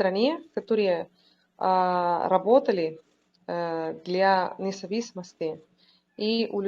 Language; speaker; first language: Russian; non-native, learner; Spanish